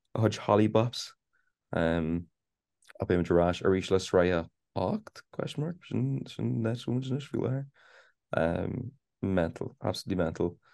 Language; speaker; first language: Irish; native; Irish